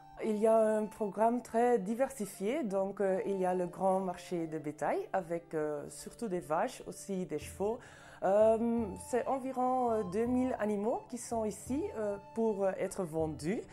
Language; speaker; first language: French; non-native, local second language; Dutch